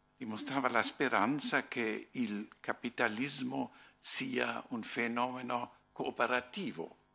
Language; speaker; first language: Italian; non-native, fluent; German